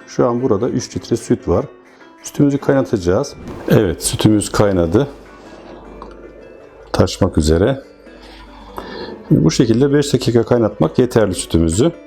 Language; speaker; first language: Turkish; native; Turkish